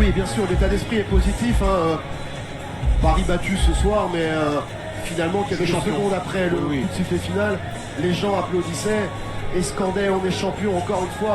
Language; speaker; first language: French; native; French